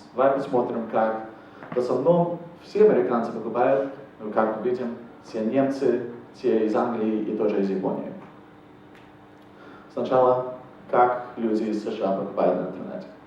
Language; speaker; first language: Russian; non-native, fluent; English